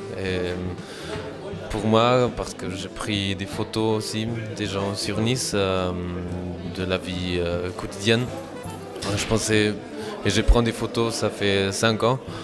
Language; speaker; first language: French; non-native, fluent; German